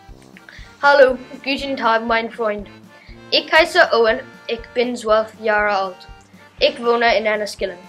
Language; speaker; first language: German; non-native, learner; English